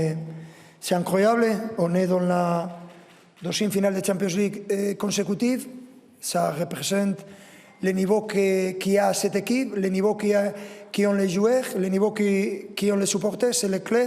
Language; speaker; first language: French; non-native, fluent; Spanish